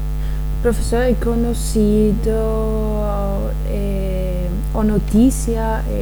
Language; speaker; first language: Spanish; non-native, learner; Portuguese